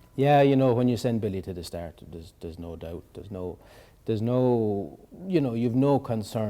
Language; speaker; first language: English; native; English